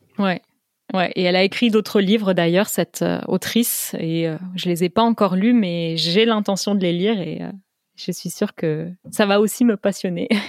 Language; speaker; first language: French; native; French